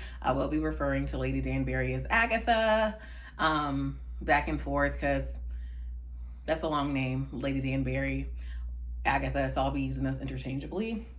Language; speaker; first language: English; native; English